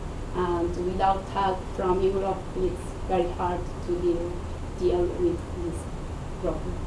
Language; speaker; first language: English; non-native, fluent; Italian